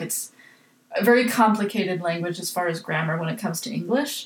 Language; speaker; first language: English; native; English